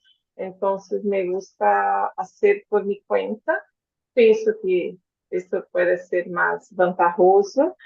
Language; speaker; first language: Spanish; non-native, fluent; Portuguese